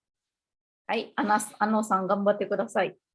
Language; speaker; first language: Japanese; non-native, fluent; Indonesian